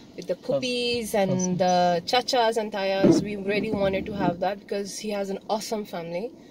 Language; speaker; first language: English; non-native, local second language; Urdu